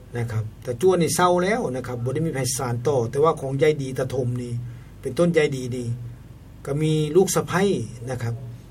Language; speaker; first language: Thai; native; Thai